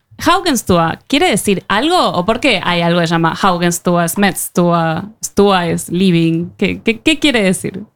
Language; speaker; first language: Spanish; native; Spanish